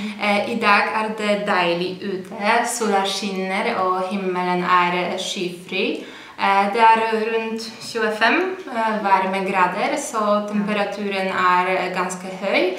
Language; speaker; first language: Norwegian; non-native, fluent; Polish